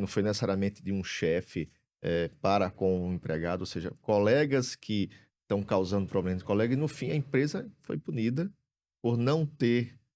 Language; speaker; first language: Portuguese; native; Portuguese